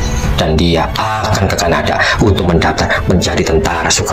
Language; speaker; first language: Indonesian; native; Indonesian